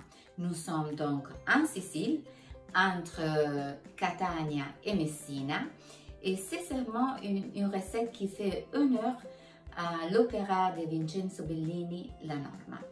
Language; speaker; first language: French; non-native, fluent; Italian